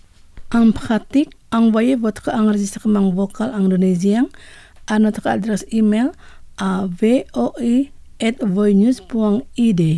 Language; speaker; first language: French; non-native, fluent; Indonesian